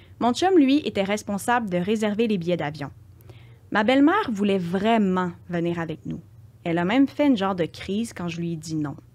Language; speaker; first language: French; native; French